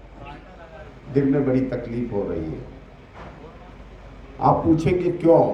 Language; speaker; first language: Hindi; native; Hindi